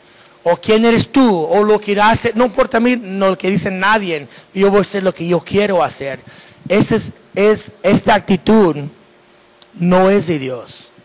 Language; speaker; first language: Spanish; non-native, fluent; English